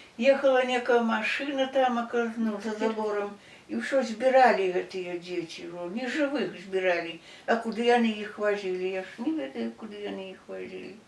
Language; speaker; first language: Belarusian; native; Belarusian